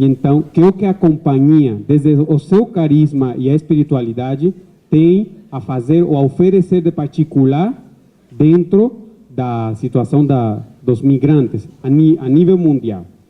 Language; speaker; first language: Portuguese; non-native, fluent; Spanish